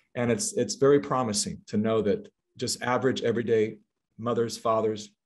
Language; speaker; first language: English; native; English